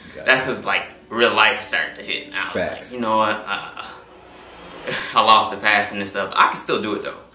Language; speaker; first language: English; native; English